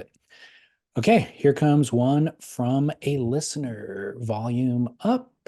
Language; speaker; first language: English; native; English